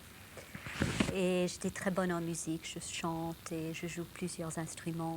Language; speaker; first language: French; non-native, local second language; English